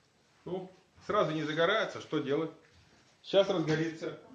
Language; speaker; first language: Russian; native; Russian